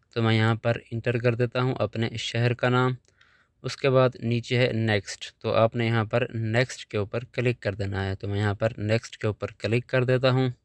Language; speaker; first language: Urdu; non-native, local second language; Punjabi